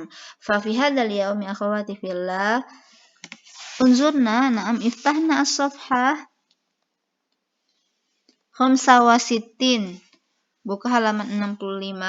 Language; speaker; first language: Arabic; non-native, fluent; Indonesian